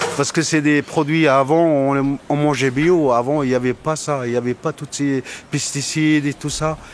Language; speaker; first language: French; non-native, local second language; Arabic